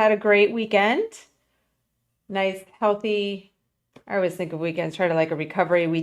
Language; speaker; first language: English; native; English